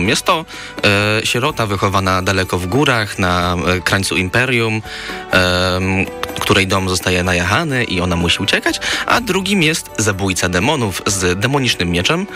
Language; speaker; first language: Polish; native; Polish